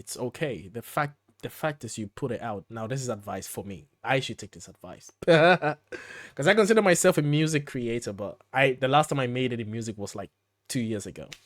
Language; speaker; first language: English; native; English